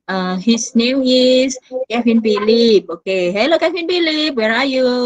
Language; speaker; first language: English; non-native, fluent; Indonesian